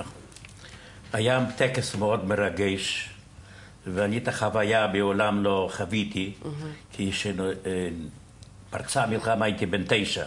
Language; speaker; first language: Hebrew; non-native, fluent; Yiddish